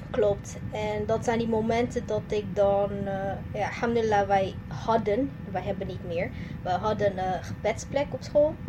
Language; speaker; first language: Dutch; non-native, fluent; Malay